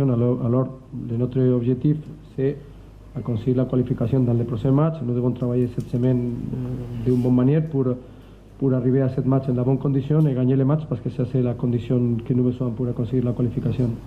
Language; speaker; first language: French; non-native, learner; Spanish